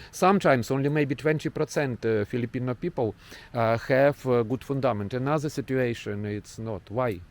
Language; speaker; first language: English; non-native, learner; Ukrainian